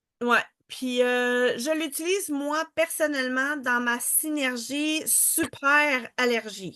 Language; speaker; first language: French; native; French